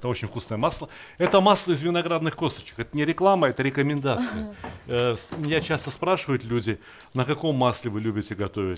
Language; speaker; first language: Russian; native; Russian